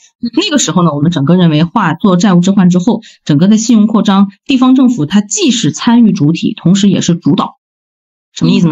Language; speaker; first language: Chinese; native; Chinese